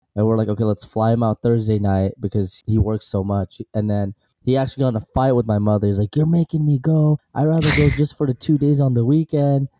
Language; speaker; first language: English; early bilingual, other home language; Assyrian Neo-Aramaic